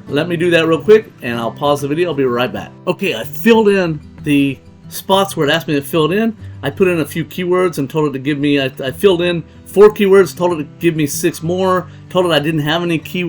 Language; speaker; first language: English; native; English